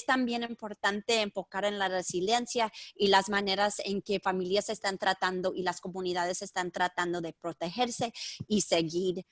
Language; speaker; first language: Spanish; early bilingual, heritage; Spanish